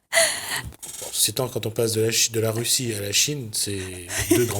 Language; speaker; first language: French; native; French